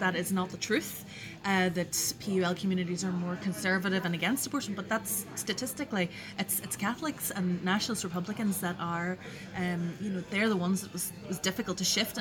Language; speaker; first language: English; native; English